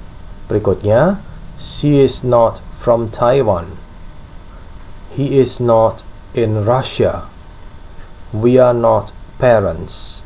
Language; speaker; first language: English; non-native, fluent; Indonesian